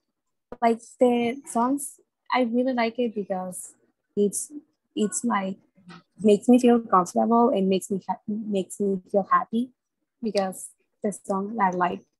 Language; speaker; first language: English; non-native, learner; Spanish